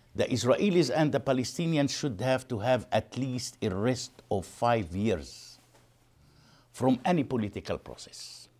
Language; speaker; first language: English; non-native, fluent; Arabic